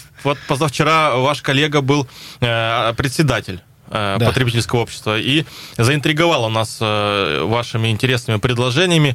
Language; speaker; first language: Russian; native; Russian